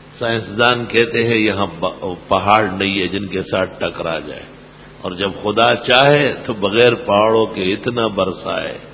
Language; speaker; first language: Urdu; non-native, local second language; Pashto